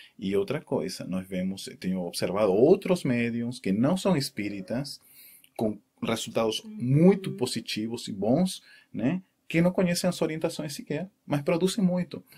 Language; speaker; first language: Portuguese; non-native, fluent; Spanish